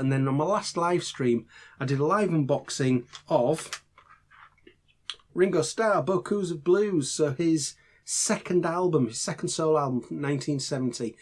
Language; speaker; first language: English; native; English